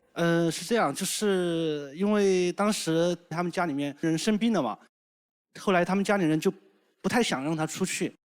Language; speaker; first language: Chinese; native; Chinese